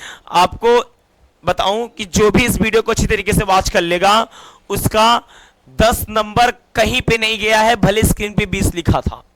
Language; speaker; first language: Hindi; native; Hindi